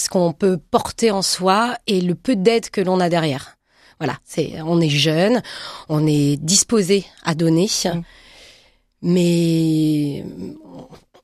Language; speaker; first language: French; native; French